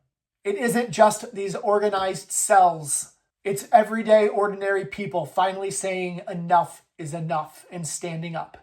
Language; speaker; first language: English; native; English